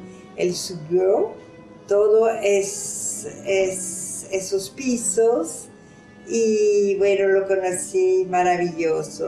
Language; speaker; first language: Spanish; non-native, fluent; French